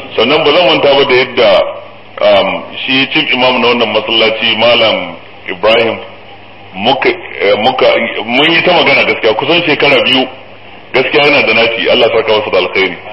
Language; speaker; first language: Hausa; native; Hausa